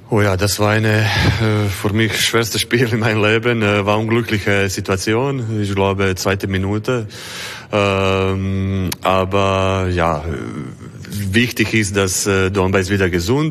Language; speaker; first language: German; non-native, learner; Croatian